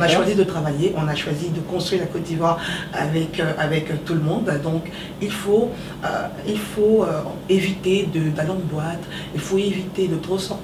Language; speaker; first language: French; native; French